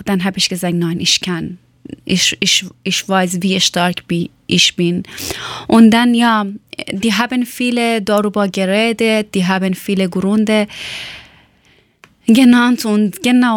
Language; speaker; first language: German; non-native, learner; Persian